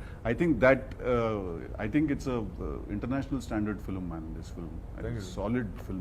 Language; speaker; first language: Telugu; native; Telugu